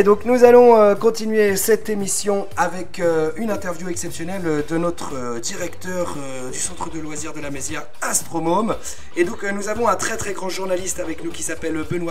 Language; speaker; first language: French; native; French